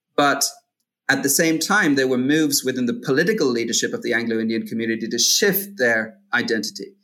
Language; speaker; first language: English; native; English